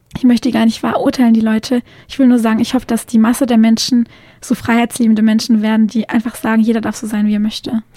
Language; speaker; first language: German; native; German